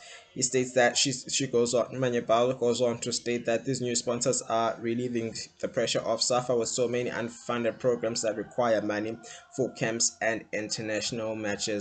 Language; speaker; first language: English; non-native, local second language; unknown